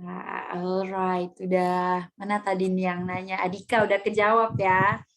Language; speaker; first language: Indonesian; native; Indonesian